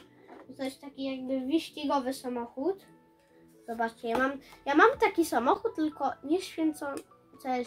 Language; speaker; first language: Polish; early bilingual, heritage; Polish